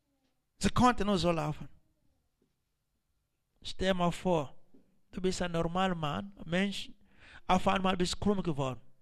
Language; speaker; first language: German; non-native, learner; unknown